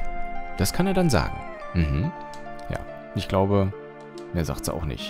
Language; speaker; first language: German; native; German